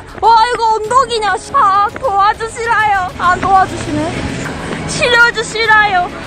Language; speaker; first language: Korean; non-native, fluent; Japanese